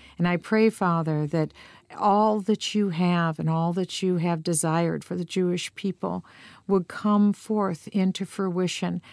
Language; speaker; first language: English; native; English